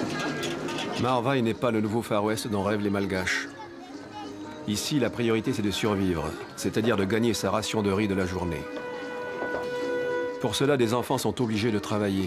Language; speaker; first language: French; native; French